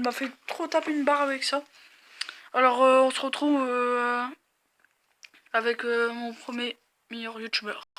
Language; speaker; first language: French; native; French